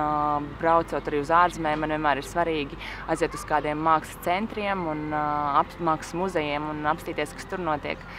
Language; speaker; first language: Latvian; native; Latvian